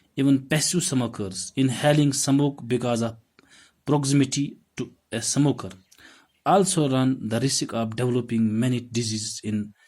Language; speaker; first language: English; non-native, local second language; Urdu